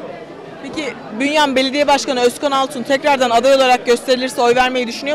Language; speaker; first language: Turkish; native; Turkish